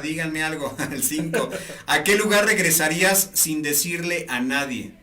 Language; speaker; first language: Spanish; native; Spanish